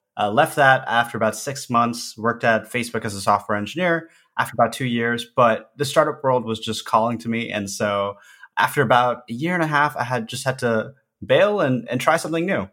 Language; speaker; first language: English; early bilingual, other home language; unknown